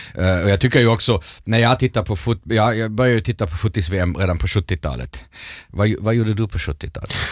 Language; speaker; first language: Swedish; non-native, fluent; German